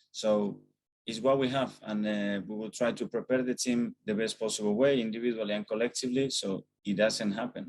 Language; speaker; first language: English; non-native, fluent; Spanish